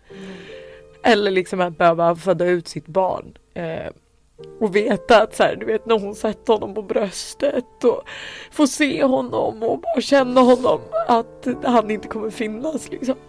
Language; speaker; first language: Swedish; native; Swedish